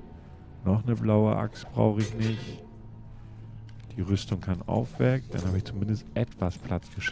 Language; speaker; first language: German; native; German